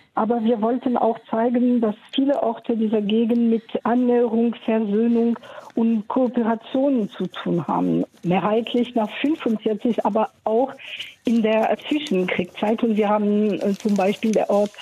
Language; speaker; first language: German; non-native, fluent; French